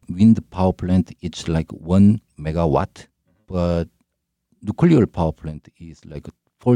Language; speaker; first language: English; non-native, learner; Korean